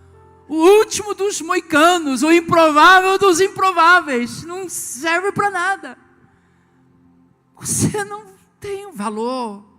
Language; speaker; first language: Portuguese; native; Portuguese